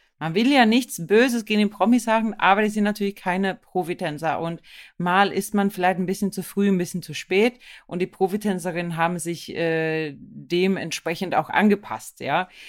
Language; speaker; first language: German; non-native, fluent; Swedish